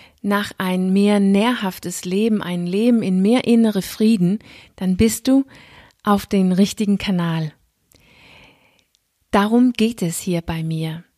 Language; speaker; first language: German; non-native, fluent; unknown